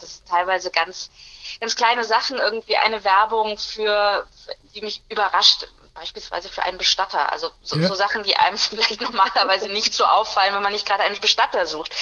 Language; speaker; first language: German; native; German